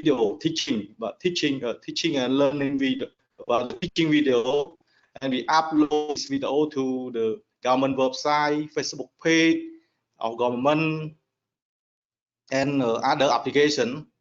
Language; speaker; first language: English; non-native, learner; Khmer